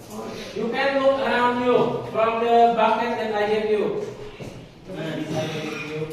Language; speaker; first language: English; non-native, learner; Indonesian